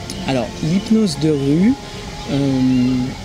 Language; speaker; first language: French; native; French